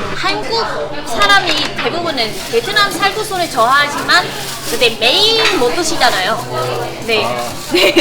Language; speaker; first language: Korean; non-native, fluent; Vietnamese